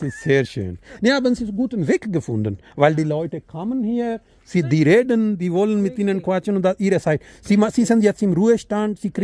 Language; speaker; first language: German; non-native, learner; Urdu